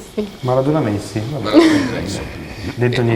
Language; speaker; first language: Italian; native; Italian